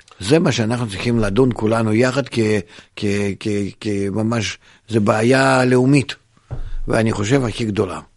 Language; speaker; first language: Hebrew; non-native, fluent; Russian